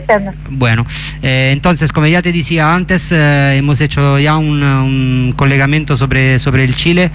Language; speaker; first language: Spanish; non-native, fluent; Italian